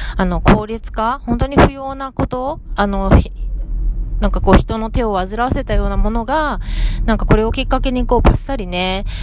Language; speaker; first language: Japanese; native; Japanese